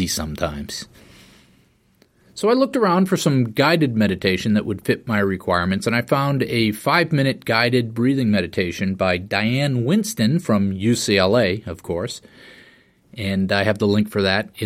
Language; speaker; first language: English; native; English